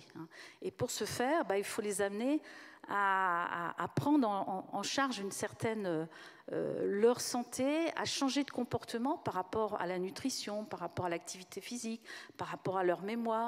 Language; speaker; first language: French; native; French